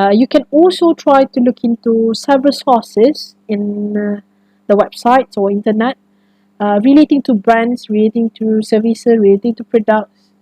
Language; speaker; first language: English; non-native, local second language; Malay